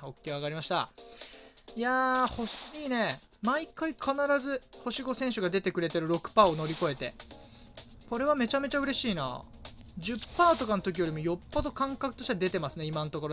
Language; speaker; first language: Japanese; native; Japanese